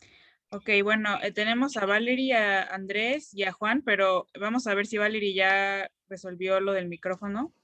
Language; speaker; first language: Spanish; native; Spanish